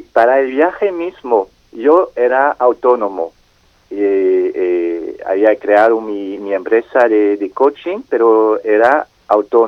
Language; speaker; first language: Spanish; non-native, fluent; French